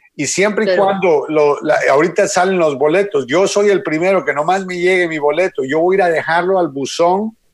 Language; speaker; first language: Spanish; native; Spanish